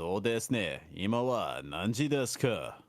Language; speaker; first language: Japanese; non-native, learner; English